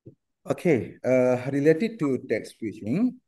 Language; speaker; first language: English; non-native, learner; Indonesian